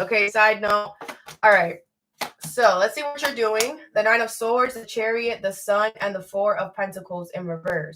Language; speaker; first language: English; native; English